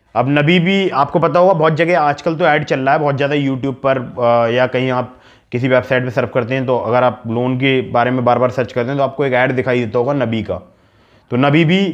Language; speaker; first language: Hindi; native; Hindi